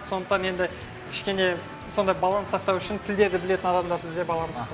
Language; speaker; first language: Kazakh; native; Kazakh